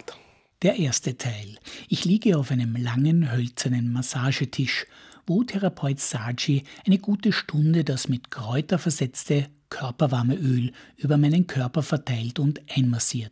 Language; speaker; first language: German; native; German